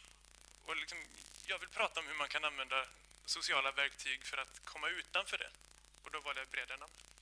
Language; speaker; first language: Swedish; native; Swedish